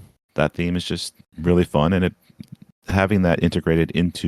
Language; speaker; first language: English; native; English